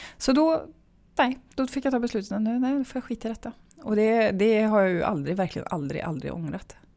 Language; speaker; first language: Swedish; native; Swedish